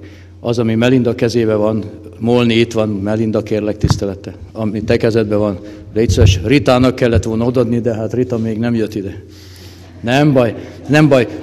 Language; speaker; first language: Hungarian; native; Hungarian